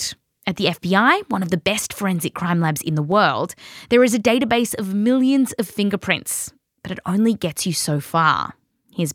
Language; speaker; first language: English; native; English